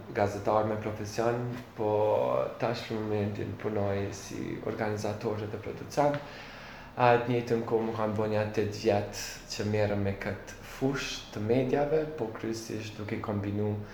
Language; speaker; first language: Albanian; native; Albanian